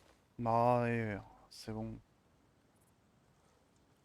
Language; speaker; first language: French; native; French